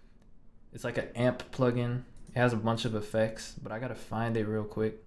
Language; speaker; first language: English; native; English